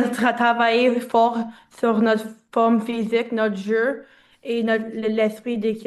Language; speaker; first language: French; non-native, learner; English